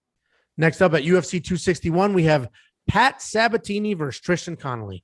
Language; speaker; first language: English; native; English